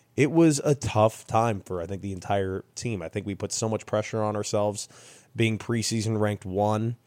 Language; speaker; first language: English; native; English